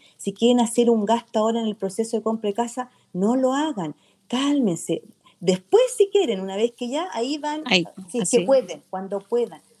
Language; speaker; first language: Spanish; native; Spanish